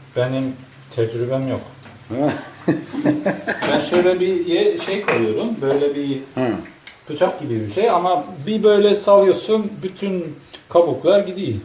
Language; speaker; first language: Turkish; early bilingual, heritage; Norwegian